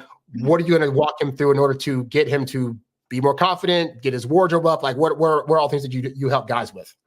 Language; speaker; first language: English; native; English